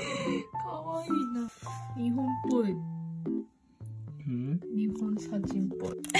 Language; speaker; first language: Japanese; non-native, learner; Korean